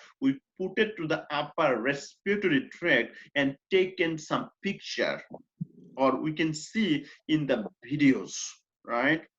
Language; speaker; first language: English; non-native, fluent; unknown